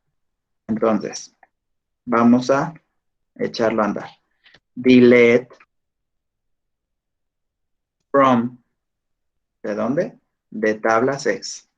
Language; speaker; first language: Spanish; native; Spanish